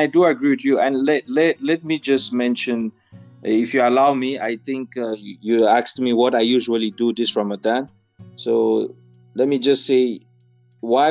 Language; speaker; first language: English; non-native, local second language; Fula